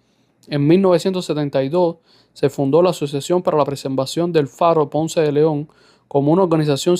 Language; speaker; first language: Spanish; native; Spanish